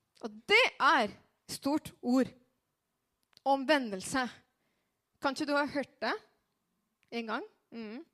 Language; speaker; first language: Norwegian; non-native, fluent; Spanish